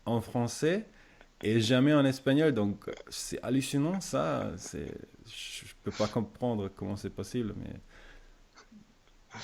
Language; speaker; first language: French; non-native, fluent; German